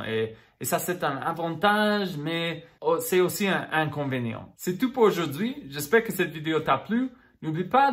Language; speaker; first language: French; non-native, fluent; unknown